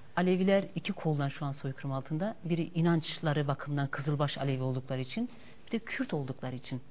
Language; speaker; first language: Turkish; non-native, local second language; Kurdish